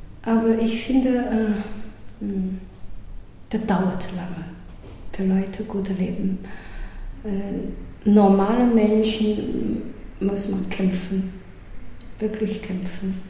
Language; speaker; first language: German; non-native, learner; Chinese